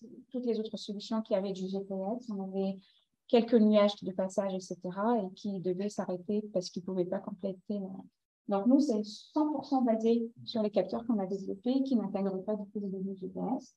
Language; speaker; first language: French; native; French